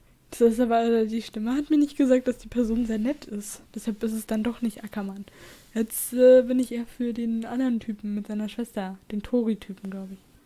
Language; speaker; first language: German; native; German